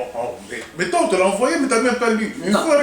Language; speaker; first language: French; non-native, local second language; Lingala